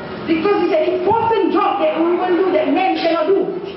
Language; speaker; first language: English; non-native, local second language; Malay